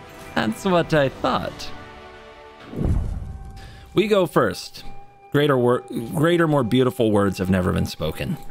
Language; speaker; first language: English; native; English